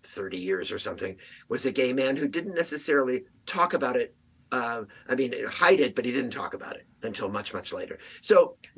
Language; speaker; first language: English; native; English